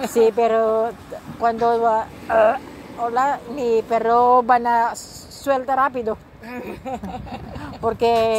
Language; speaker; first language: Spanish; non-native, learner; Filipino